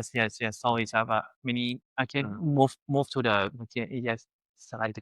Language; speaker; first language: English; non-native, learner; Thai